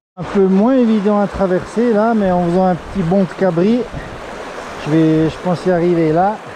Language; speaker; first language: French; native; French